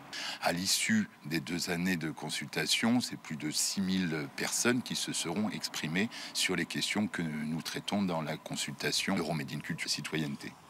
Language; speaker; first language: French; native; French